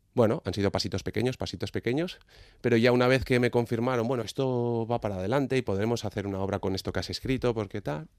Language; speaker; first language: Spanish; native; Spanish